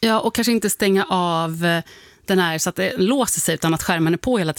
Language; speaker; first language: Swedish; native; Swedish